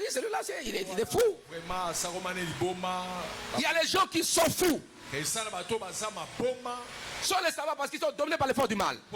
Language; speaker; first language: French; non-native, local second language; Lingala